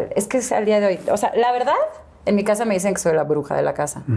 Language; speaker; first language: Spanish; native; Spanish